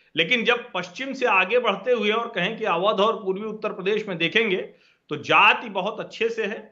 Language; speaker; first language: Hindi; native; Hindi